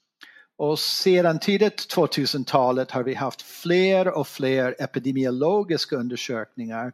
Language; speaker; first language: Swedish; non-native, fluent; English